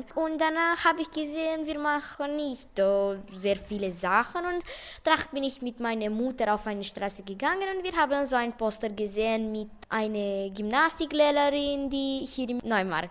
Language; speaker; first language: German; non-native, local second language; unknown